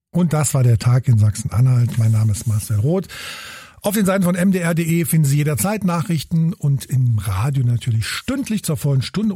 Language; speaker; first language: German; native; German